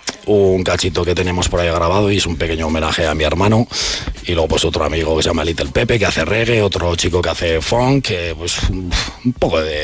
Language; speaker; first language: Spanish; native; Spanish